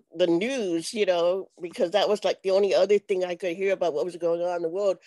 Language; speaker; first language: English; native; English